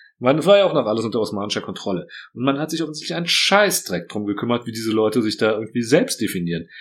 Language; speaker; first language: German; early bilingual, other home language; Croatian